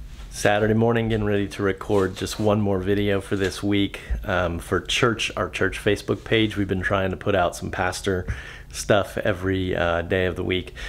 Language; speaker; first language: English; native; English